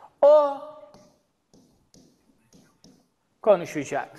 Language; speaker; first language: Turkish; non-native, fluent; Ukrainian